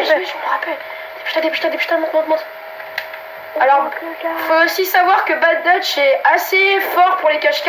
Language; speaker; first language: French; native; French